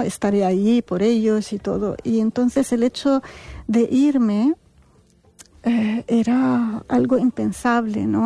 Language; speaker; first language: Spanish; non-native, fluent; Arabic